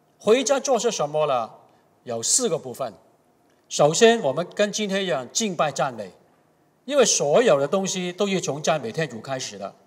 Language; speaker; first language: Chinese; non-native, local second language; Cantonese